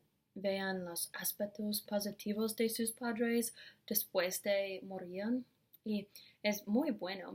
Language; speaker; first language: Spanish; non-native, learner; English